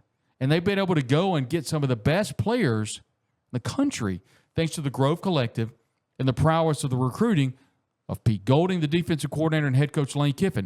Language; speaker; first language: English; native; English